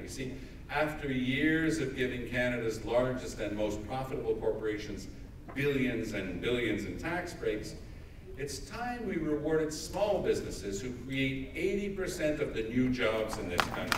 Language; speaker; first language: English; early bilingual, other home language; French